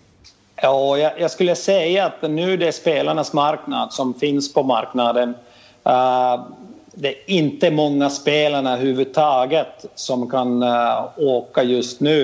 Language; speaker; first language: Swedish; non-native, fluent; Finnish